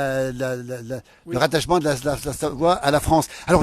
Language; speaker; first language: French; native; French